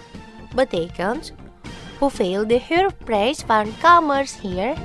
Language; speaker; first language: Dutch; non-native, fluent; Indonesian